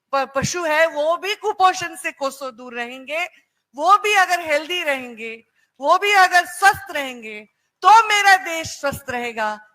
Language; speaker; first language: Hindi; non-native, local second language; Marathi